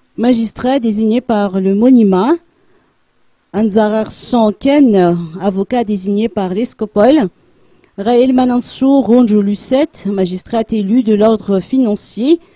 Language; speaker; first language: French; non-native, local second language; Malagasy